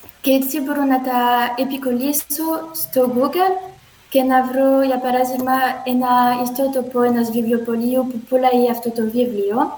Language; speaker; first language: Greek; non-native, learner; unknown